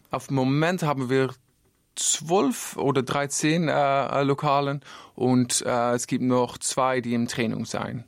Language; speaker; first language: German; non-native, learner; Dutch